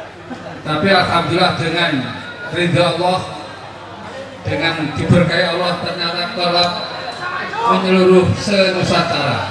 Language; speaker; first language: Indonesian; native; Indonesian